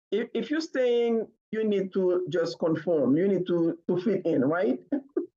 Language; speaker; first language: English; non-native, fluent; Haitian Creole